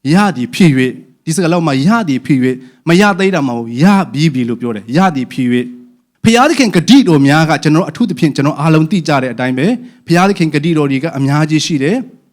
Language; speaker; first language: Burmese; non-native, local second language; Hakha Chin